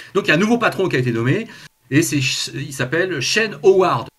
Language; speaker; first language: French; native; French